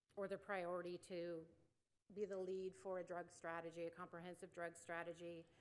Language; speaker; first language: English; native; English